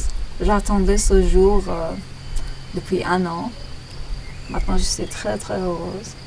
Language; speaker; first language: French; non-native, learner; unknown